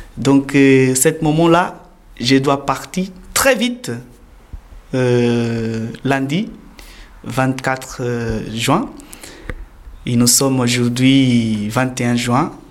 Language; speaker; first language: French; non-native, learner; Portuguese